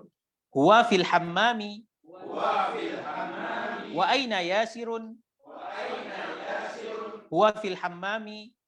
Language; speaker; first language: Arabic; non-native, fluent; Indonesian